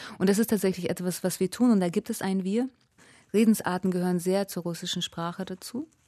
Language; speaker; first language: German; early bilingual, other home language; Russian